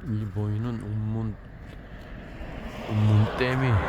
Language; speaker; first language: Korean; native; Korean